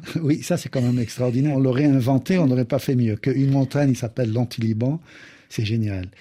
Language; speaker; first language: French; native; French